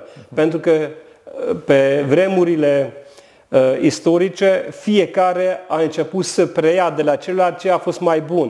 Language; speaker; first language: Romanian; non-native, local second language; Hungarian